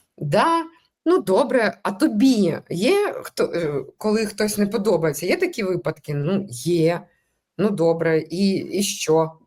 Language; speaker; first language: Ukrainian; non-native, local second language; Russian